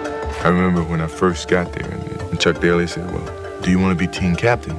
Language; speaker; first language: English; native; English